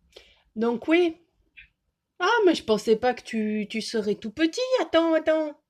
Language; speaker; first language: French; native; French